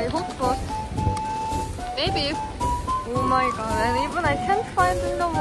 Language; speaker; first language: English; non-native, learner; Korean